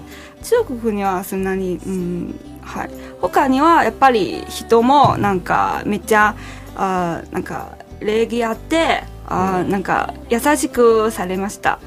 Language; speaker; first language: Japanese; non-native, fluent; Chinese